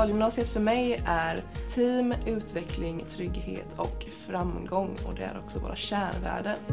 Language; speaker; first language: Swedish; native; Swedish